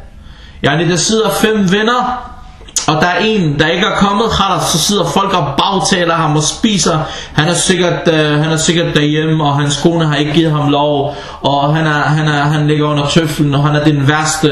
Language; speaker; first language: Danish; non-native, fluent; Arabic